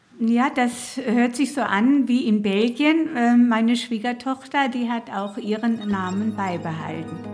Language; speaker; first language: German; native; German